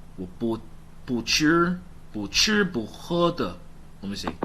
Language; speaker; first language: Chinese; non-native, learner; English